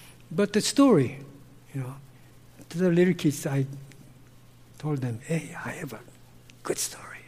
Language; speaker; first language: English; non-native, fluent; Korean